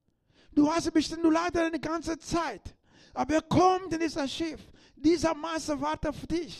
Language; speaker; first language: German; non-native, learner; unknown